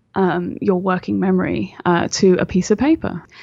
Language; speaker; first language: English; native; English